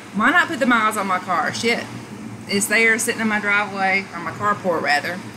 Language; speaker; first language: English; native; English